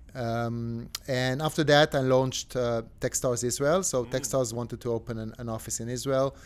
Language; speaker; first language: English; non-native, fluent; Hebrew